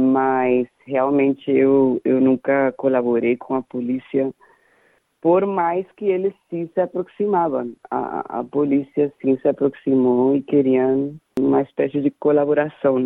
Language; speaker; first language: Portuguese; non-native, fluent; Danish